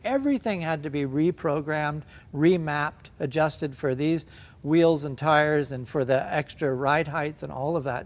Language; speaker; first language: English; native; English